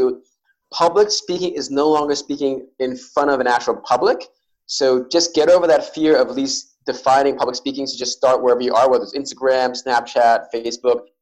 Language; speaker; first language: English; native; English